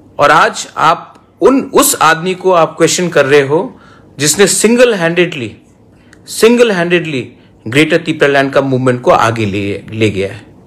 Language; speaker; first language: Hindi; non-native, local second language; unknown